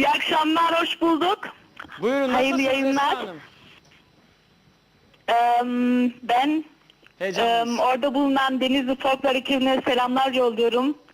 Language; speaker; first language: Turkish; early bilingual, heritage; Turkish